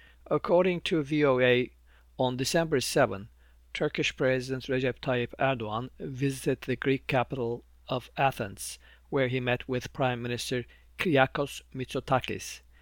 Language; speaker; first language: English; non-native, fluent; Turkish